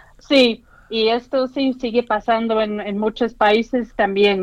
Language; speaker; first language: Spanish; non-native, fluent; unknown